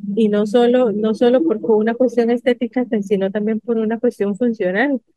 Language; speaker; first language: Spanish; native; Spanish